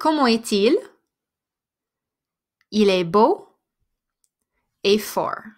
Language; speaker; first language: French; non-native, fluent; English